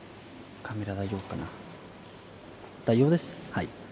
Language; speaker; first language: Japanese; non-native, fluent; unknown